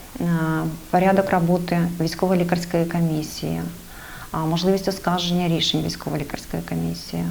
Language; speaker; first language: Ukrainian; native; Ukrainian